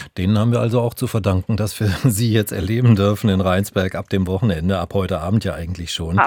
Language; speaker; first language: German; native; German